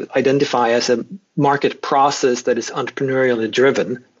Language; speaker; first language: English; non-native, fluent; Swedish